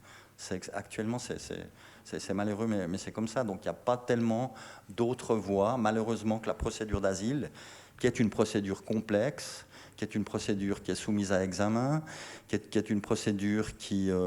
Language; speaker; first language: French; native; French